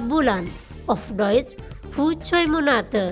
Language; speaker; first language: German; non-native, fluent; Indonesian